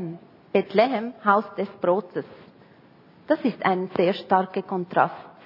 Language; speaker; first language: German; non-native, fluent; Arabic